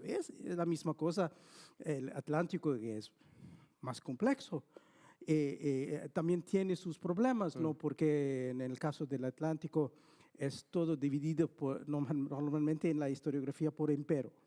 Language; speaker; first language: Spanish; non-native, fluent; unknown